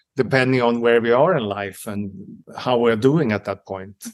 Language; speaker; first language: English; non-native, fluent; Swedish